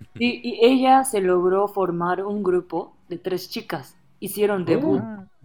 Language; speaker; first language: Spanish; non-native, fluent; Japanese